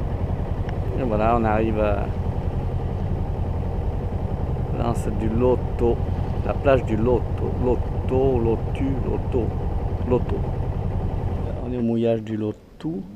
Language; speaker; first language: French; native; French